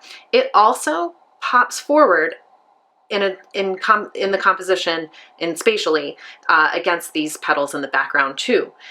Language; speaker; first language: English; native; English